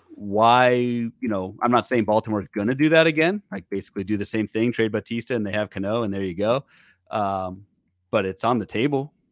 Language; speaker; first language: English; native; English